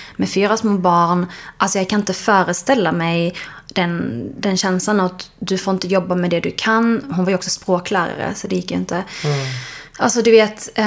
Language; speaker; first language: Swedish; early bilingual, other home language; Arabic